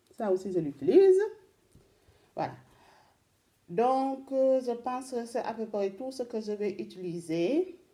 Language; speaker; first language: French; non-native, local second language; Wolof